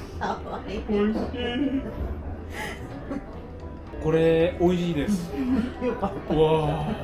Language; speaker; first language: Japanese; non-native, learner; Thai